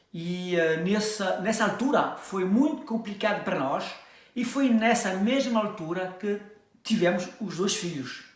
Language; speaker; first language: Portuguese; early bilingual, heritage; French